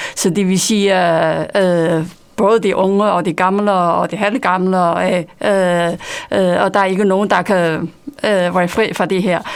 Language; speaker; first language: Danish; non-native, fluent; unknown